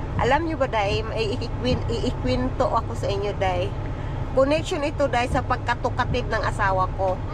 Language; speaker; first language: Filipino; non-native, local second language; Cebuano